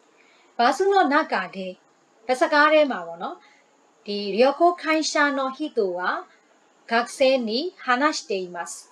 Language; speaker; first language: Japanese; non-native, fluent; Burmese